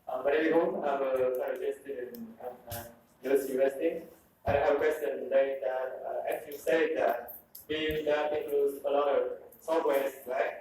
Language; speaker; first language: English; non-native, fluent; Vietnamese